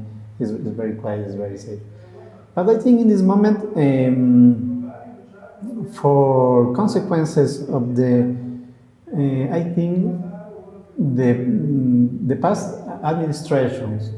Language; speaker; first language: English; non-native, learner; Spanish